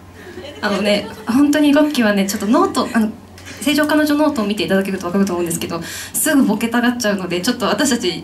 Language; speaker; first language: Japanese; native; Japanese